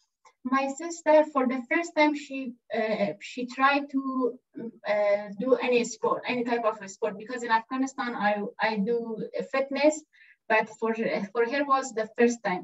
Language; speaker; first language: English; non-native, learner; Persian